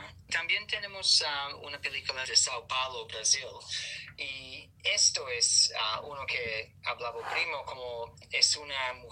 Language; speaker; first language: Spanish; non-native, learner; English